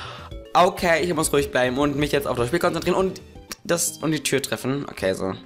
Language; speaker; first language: German; native; German